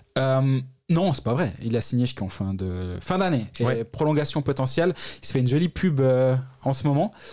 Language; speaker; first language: French; native; French